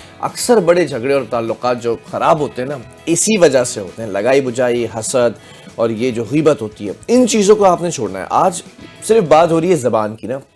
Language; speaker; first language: Urdu; native; Urdu